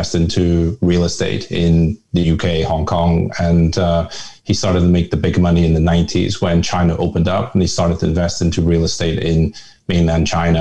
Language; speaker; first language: English; early bilingual, other home language; Hakka Chinese